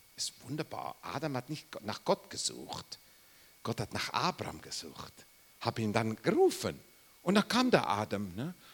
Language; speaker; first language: German; non-native, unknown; English